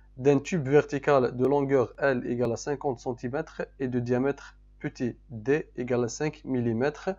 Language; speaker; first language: French; non-native, local second language; Arabic